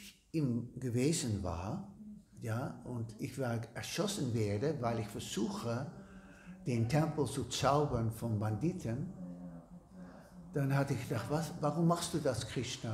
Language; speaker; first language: German; non-native, learner; Dutch